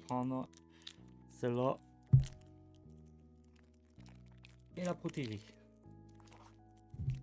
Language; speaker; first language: French; native; French